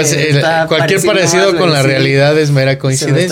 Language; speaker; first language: Spanish; native; Spanish